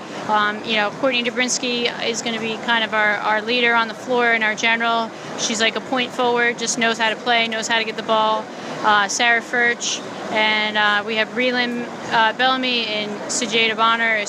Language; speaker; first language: English; native; English